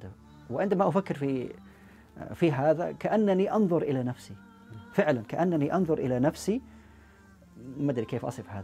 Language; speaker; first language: Arabic; non-native, fluent; English